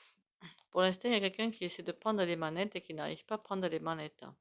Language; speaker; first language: French; native; French